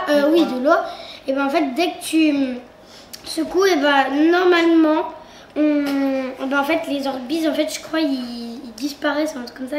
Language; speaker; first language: French; native; French